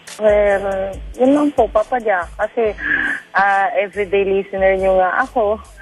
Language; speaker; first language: Filipino; native; Filipino